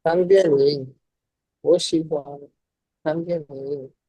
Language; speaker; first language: Chinese; non-native, learner; Bangla